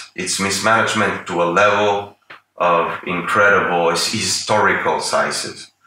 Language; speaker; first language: English; non-native, fluent; Spanish